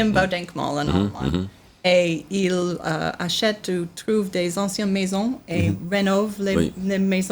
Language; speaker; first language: French; non-native, learner; English